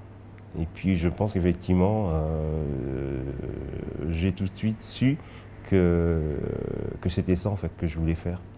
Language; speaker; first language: French; early bilingual, other home language; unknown